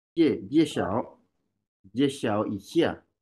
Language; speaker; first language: Chinese; non-native, learner; Swahili